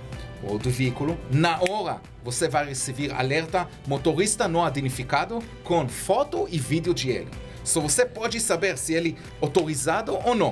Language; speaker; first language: Portuguese; non-native, learner; Hebrew